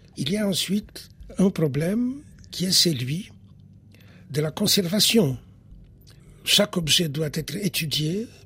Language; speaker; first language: French; non-native, fluent; Polish